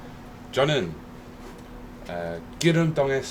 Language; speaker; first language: Korean; non-native, learner; English